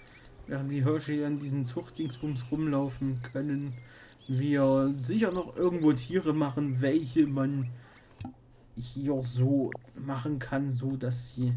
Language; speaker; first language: German; native; German